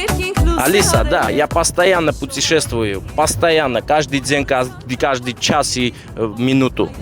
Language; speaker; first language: Russian; non-native, learner; Armenian